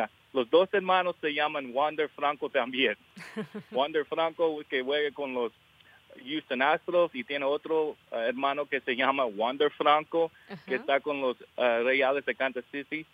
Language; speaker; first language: Spanish; early bilingual, heritage; English